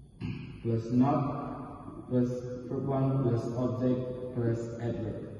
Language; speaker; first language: English; non-native, learner; Indonesian